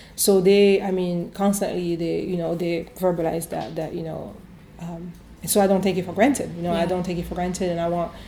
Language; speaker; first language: English; non-native, fluent; French